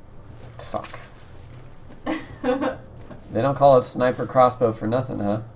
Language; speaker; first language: English; native; English